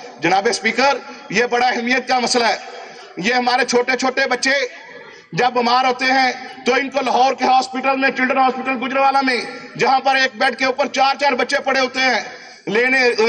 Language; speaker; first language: Urdu; non-native, local second language; Punjabi